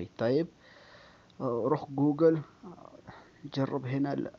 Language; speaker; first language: Arabic; non-native, learner; Urdu